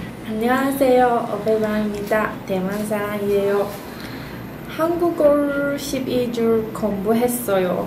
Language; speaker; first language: Korean; non-native, learner; Chinese